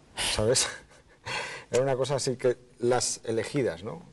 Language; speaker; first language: Spanish; native; Spanish